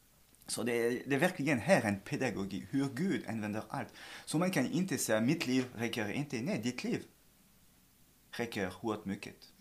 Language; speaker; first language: Swedish; non-native, fluent; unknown